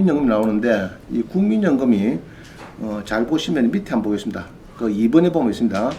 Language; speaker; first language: Korean; native; Korean